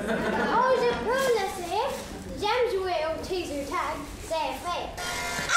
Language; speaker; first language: French; non-native, learner; English